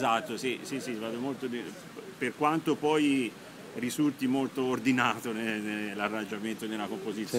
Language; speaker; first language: Italian; native; Italian